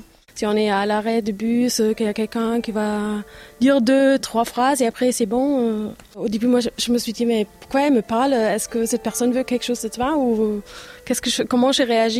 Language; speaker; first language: French; non-native, fluent; German